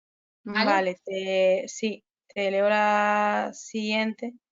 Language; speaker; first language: Spanish; native; Spanish